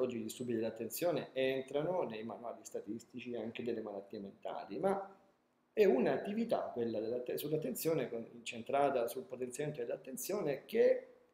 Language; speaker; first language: Italian; native; Italian